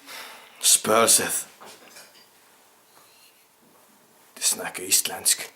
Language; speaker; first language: Danish; non-native, learner; Icelandic